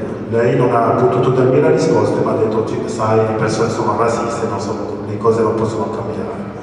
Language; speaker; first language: Italian; early bilingual, other home language; French